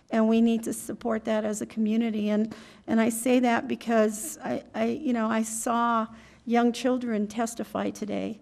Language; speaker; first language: English; native; English